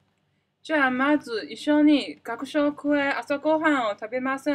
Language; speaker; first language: Japanese; non-native, learner; Cantonese